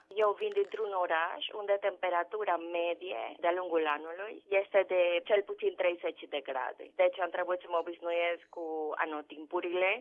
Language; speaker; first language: Romanian; non-native, fluent; Spanish